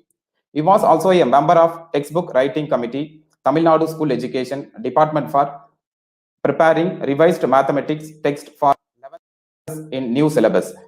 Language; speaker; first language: English; non-native, local second language; Tamil